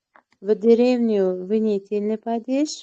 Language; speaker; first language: Russian; non-native, learner; Uzbek